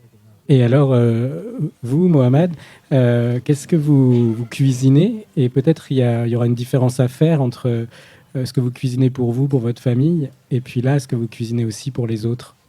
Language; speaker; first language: French; native; French